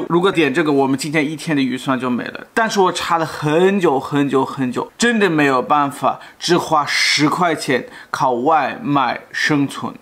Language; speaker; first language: Chinese; non-native, fluent; German